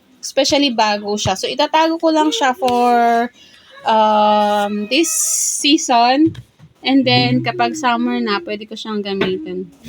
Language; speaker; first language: Filipino; native; Filipino